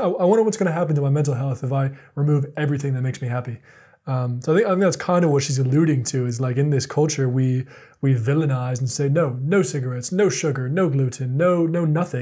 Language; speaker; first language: English; native; English